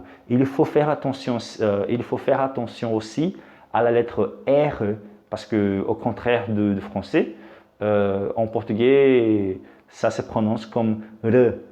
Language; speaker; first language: French; non-native, fluent; Portuguese